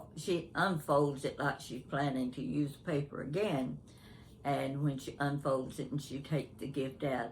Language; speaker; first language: English; native; English